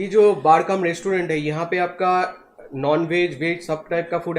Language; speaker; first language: Hindi; non-native, local second language; Bangla